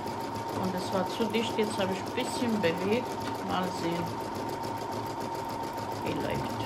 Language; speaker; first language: German; non-native, learner; Croatian